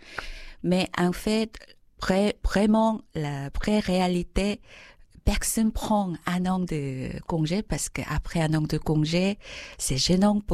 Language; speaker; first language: French; non-native, fluent; Korean